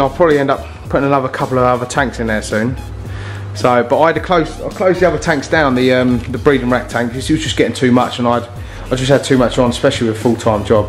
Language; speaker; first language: English; native; English